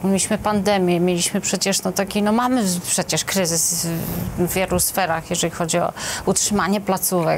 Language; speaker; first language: Polish; native; Polish